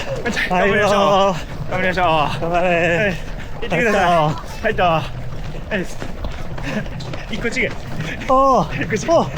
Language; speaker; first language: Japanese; non-native, learner; Chinese